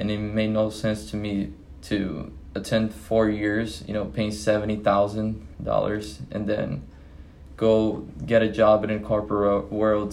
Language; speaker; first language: English; non-native, fluent; Portuguese